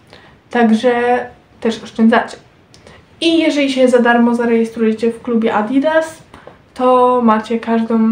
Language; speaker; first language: Polish; native; Polish